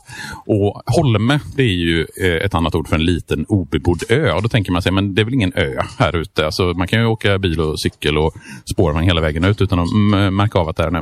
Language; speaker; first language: Swedish; native; Swedish